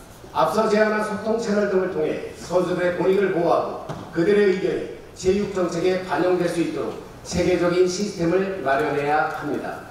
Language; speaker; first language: Korean; native; Korean